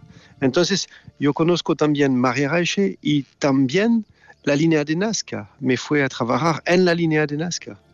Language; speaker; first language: Spanish; non-native, fluent; French